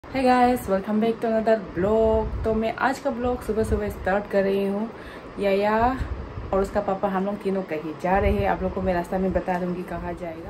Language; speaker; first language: Hindi; non-native, local second language; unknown